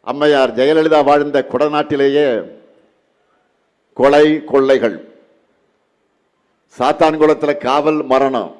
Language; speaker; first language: Tamil; native; Tamil